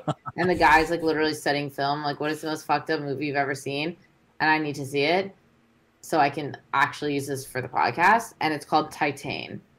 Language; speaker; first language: English; native; English